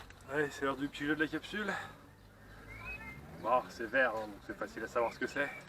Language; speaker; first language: French; native; French